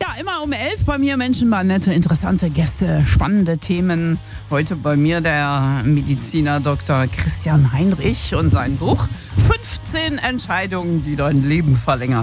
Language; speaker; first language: German; native; German